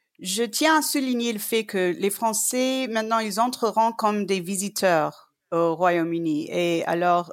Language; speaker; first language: French; non-native, fluent; English